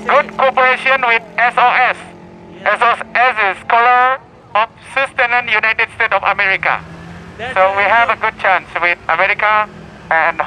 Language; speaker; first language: English; non-native, fluent; Indonesian